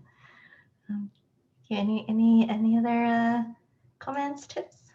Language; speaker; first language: English; native; English